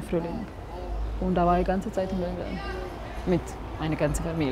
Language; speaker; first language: German; non-native, fluent; Serbian